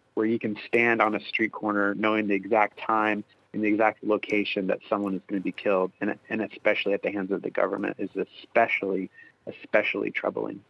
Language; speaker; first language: English; native; English